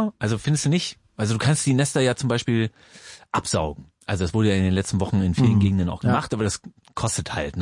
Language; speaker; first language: German; native; German